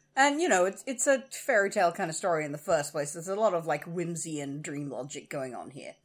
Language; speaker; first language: English; native; English